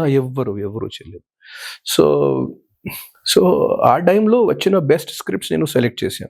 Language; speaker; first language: Telugu; non-native, fluent; Hindi